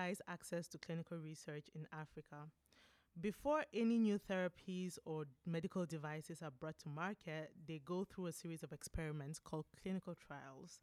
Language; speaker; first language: English; non-native, local second language; French